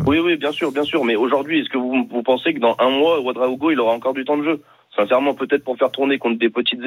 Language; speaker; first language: French; native; French